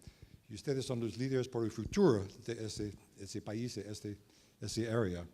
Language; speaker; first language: Spanish; non-native, learner; English